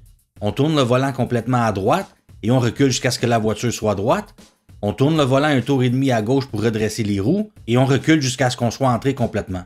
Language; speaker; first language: French; native; French